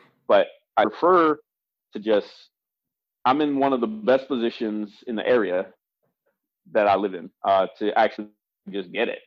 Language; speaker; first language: English; native; English